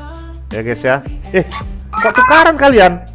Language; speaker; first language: Indonesian; native; Indonesian